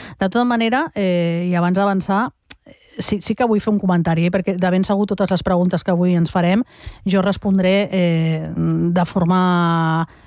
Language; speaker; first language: Catalan; non-native, local second language; Spanish